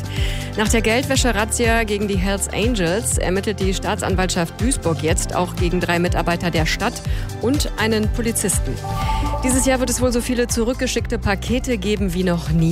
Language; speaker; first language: German; native; German